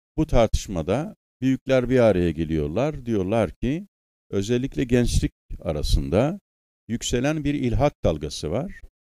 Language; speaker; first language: Turkish; native; Turkish